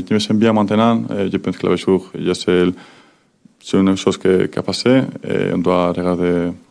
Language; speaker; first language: French; non-native, learner; Spanish